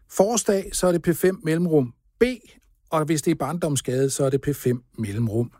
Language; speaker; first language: Danish; native; Danish